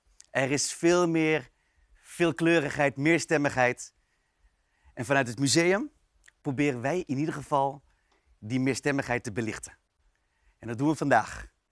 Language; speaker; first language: Dutch; early bilingual, other home language; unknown